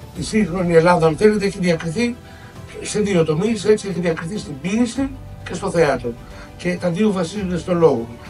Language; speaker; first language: Greek; native; Greek